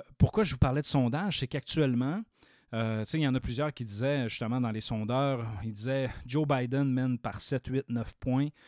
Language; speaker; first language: French; native; French